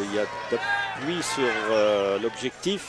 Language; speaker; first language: French; native; French